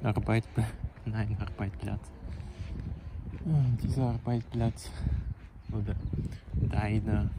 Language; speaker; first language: German; non-native, learner; Ukrainian